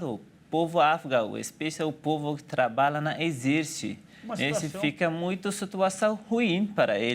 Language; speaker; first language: Portuguese; non-native, learner; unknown